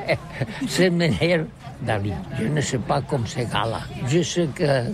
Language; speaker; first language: French; non-native, learner; Catalan